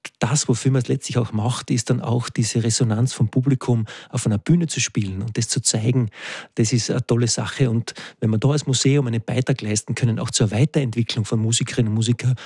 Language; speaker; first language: German; native; German